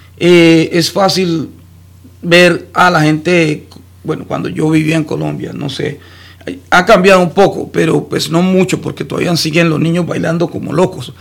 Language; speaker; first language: Spanish; native; Spanish